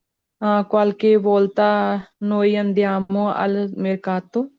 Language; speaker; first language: Italian; non-native, learner; Punjabi